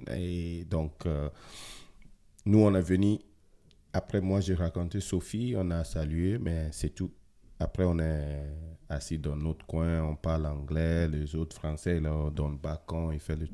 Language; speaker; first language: French; non-native, fluent; Ewe